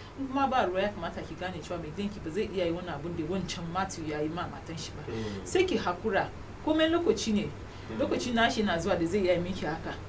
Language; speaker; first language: Hausa; non-native, local second language; Igbo